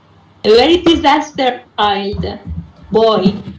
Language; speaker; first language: English; non-native, learner; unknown